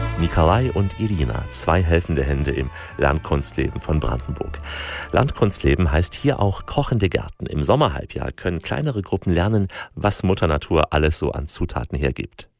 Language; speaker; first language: German; native; German